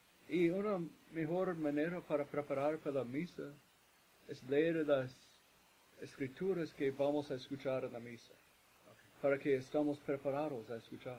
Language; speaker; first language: Spanish; non-native, fluent; English